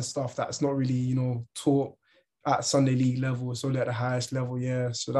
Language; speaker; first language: English; native; English